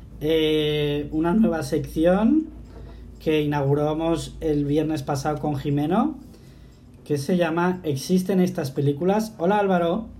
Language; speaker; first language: Spanish; native; Spanish